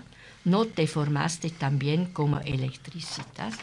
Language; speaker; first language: Spanish; non-native, learner; German